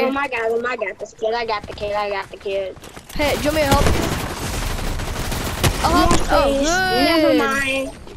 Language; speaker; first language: English; native; English